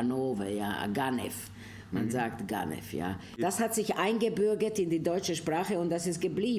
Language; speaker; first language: German; non-native, fluent; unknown